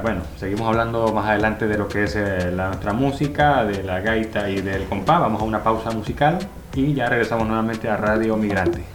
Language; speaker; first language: Spanish; native; Spanish